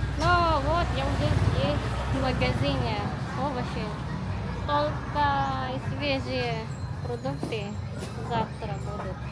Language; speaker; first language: Russian; non-native, learner; Filipino